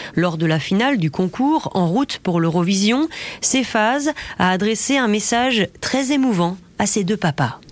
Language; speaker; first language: French; native; French